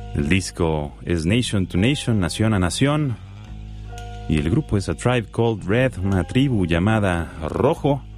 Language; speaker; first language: Spanish; native; Spanish